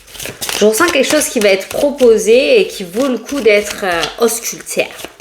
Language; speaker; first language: French; native; French